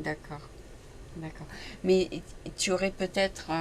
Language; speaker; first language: French; native; French